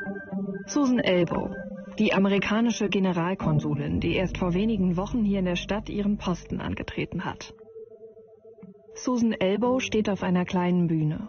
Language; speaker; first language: German; native; German